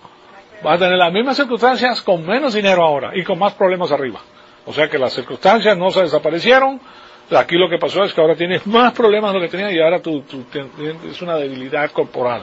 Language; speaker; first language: Spanish; native; Spanish